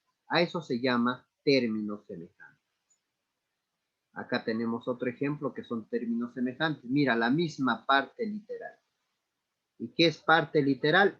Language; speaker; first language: Spanish; native; Spanish